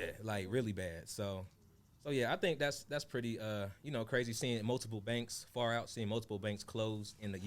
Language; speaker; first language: English; native; English